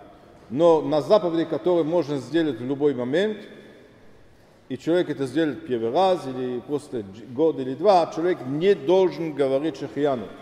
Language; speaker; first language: Russian; non-native, fluent; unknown